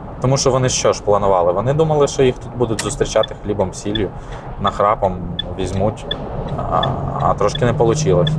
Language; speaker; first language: Ukrainian; native; Ukrainian